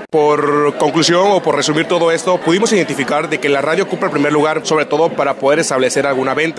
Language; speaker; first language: Spanish; native; Spanish